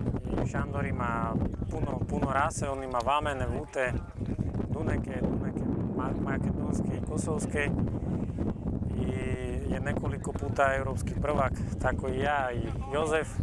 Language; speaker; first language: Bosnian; non-native, learner; Slovak